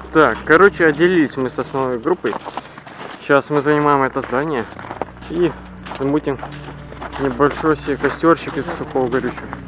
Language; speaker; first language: Russian; native; Russian